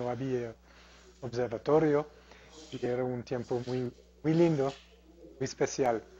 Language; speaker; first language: Spanish; non-native, fluent; English